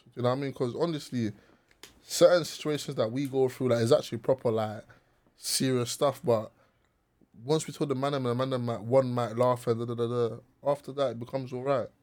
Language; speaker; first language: English; native; English